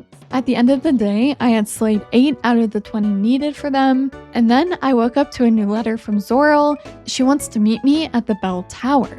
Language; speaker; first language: English; native; English